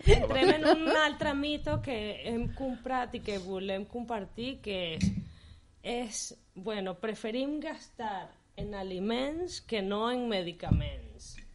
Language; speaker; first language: Catalan; non-native, fluent; Spanish